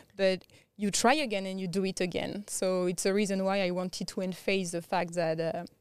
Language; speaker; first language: English; non-native, fluent; French